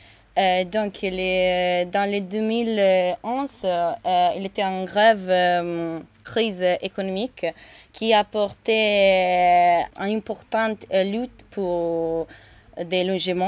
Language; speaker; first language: French; non-native, learner; Italian